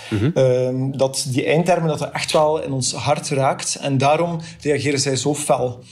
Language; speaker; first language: Dutch; native; Dutch